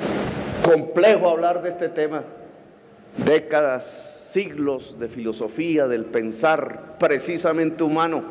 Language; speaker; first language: Spanish; native; Spanish